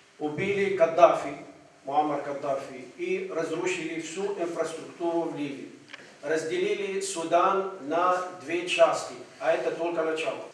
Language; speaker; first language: Russian; non-native, fluent; Arabic